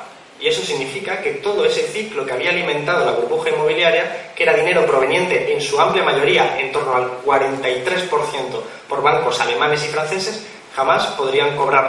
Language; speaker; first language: Spanish; native; Spanish